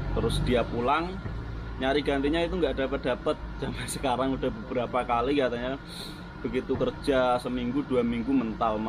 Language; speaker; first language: Indonesian; non-native, local second language; Javanese